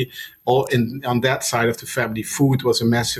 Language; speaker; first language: English; non-native, fluent; Dutch